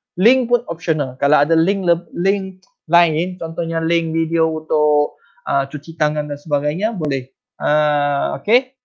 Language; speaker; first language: Malay; non-native, local second language; Chinese